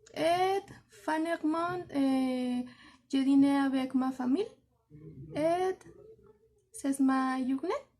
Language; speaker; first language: French; non-native, learner; Spanish